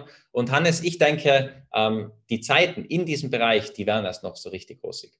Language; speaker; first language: German; native; German